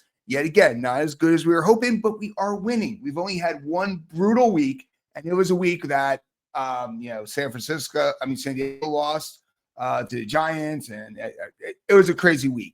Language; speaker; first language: English; native; English